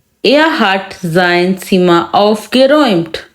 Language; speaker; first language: German; non-native, fluent; Urdu